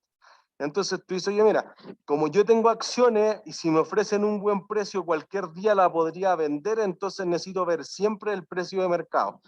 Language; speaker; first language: Spanish; native; Spanish